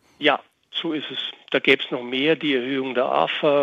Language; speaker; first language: German; native; German